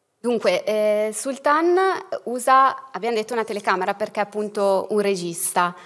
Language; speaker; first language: Italian; native; Italian